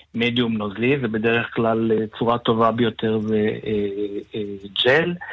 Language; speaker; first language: Hebrew; native; Hebrew